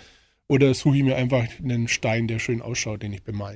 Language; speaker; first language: German; native; German